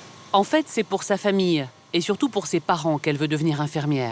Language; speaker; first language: French; native; French